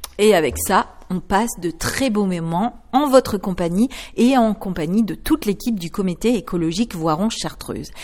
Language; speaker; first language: French; native; French